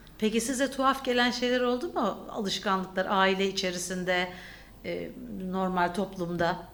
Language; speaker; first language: Turkish; native; Turkish